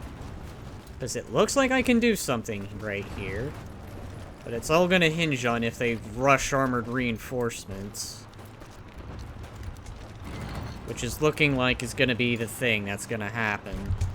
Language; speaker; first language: English; native; English